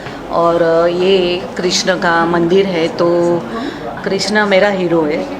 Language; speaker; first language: Hindi; non-native, local second language; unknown